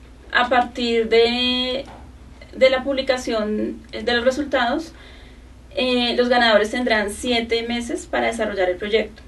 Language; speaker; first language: Spanish; native; Spanish